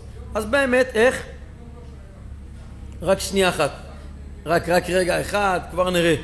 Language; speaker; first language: Hebrew; native; Hebrew